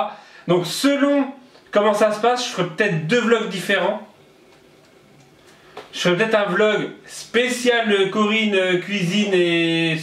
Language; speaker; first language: French; native; French